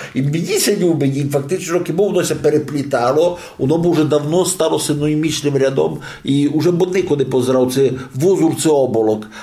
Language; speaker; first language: Ukrainian; native; Ukrainian